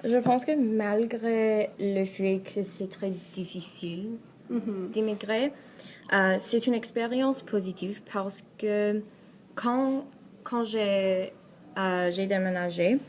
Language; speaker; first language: French; non-native, learner; Persian